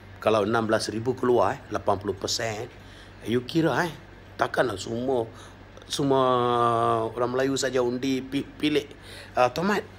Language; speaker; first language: Malay; non-native, local second language; Tamil